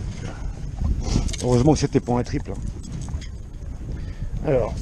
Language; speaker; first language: French; native; French